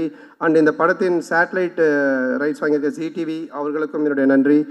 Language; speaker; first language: Tamil; native; Tamil